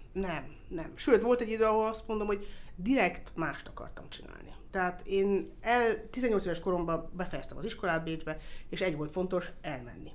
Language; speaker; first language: Hungarian; early bilingual, heritage; Hungarian